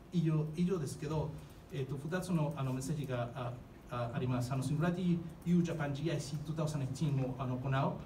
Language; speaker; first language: Japanese; non-native, fluent; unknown